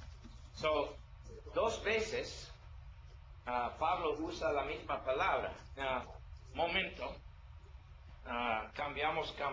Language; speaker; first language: Spanish; non-native, learner; English